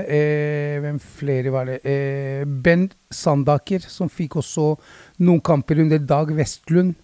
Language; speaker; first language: Norwegian; early bilingual, other home language; Spanish